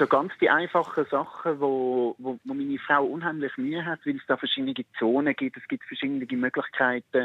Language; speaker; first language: German; native; German